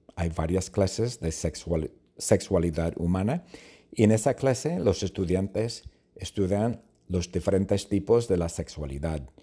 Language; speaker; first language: Spanish; non-native, fluent; English